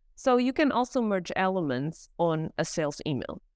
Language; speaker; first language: English; non-native, fluent; Portuguese